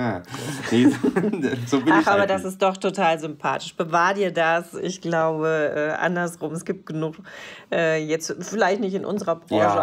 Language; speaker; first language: German; native; German